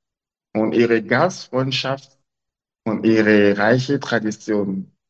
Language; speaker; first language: German; non-native, local second language; French